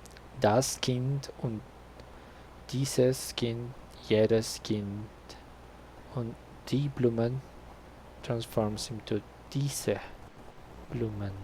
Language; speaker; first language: German; non-native, learner; Spanish